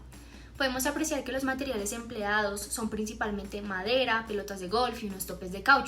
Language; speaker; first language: Spanish; native; Spanish